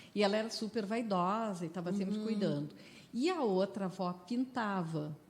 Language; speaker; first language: Portuguese; native; Portuguese